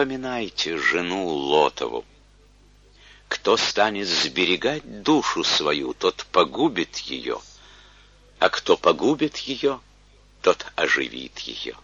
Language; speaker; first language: Russian; native; Russian